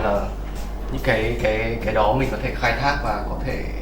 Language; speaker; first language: Vietnamese; native; Vietnamese